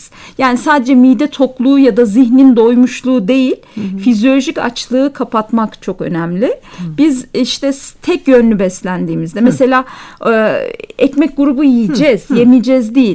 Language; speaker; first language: Turkish; native; Turkish